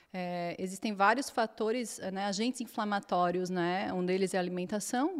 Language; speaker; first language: Portuguese; native; Portuguese